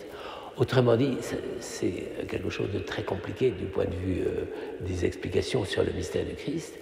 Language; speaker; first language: French; native; French